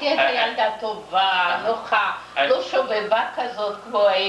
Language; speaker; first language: Hebrew; non-native, fluent; Yiddish